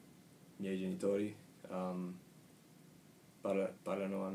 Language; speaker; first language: Italian; non-native, learner; English